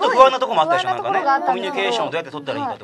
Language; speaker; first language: Japanese; native; Japanese